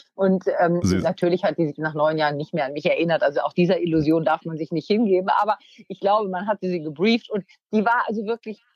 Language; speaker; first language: German; native; German